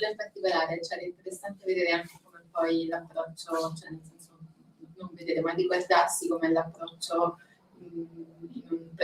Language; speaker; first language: Italian; native; Italian